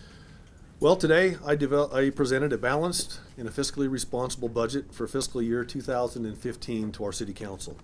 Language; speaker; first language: English; native; English